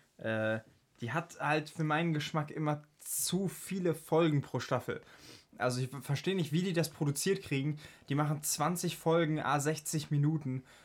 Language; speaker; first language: German; native; German